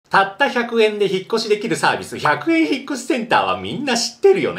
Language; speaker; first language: Japanese; native; Japanese